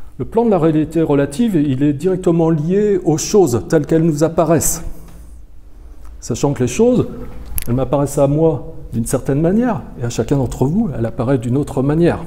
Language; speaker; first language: French; native; French